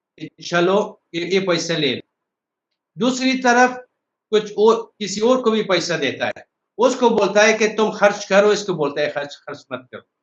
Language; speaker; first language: Hindi; non-native, fluent; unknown